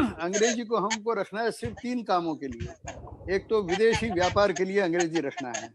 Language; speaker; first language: Hindi; native; Hindi